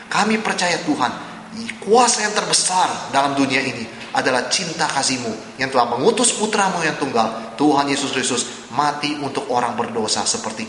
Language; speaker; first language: Indonesian; native; Indonesian